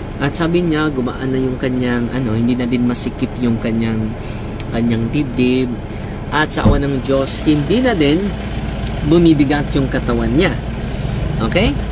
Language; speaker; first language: Filipino; non-native, local second language; Cebuano